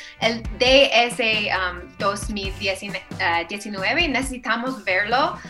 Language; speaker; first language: Spanish; non-native, fluent; English